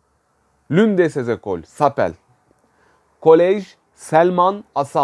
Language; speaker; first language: French; non-native, fluent; Turkish